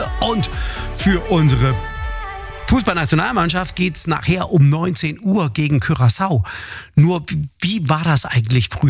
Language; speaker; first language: German; native; German